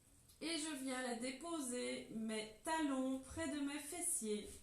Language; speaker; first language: French; native; French